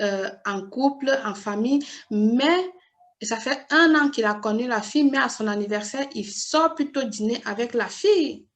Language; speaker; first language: French; native; French